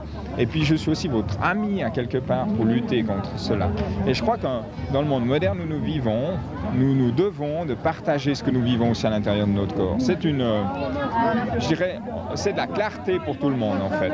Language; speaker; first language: French; native; French